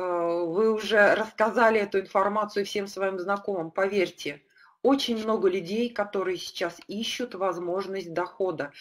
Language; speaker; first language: Russian; native; Russian